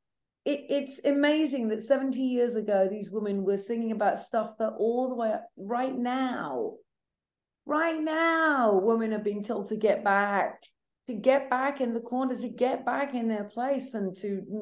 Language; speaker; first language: English; native; English